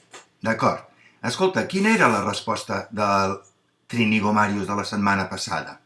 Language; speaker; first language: Catalan; native; Catalan